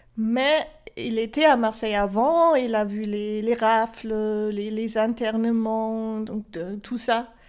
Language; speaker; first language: French; non-native, fluent; German